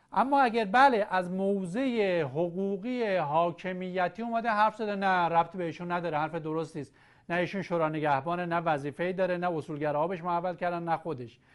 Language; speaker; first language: Persian; native; Persian